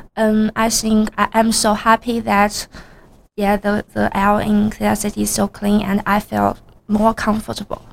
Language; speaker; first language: English; non-native, learner; Chinese